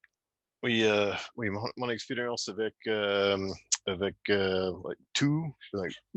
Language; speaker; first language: French; non-native, learner; German